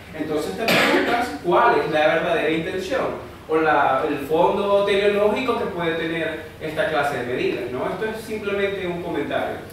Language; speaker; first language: Spanish; native; Spanish